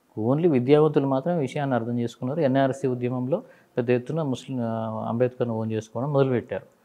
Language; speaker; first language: Telugu; non-native, local second language; Urdu